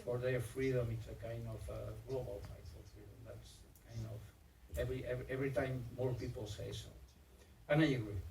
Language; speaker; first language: English; non-native, fluent; Catalan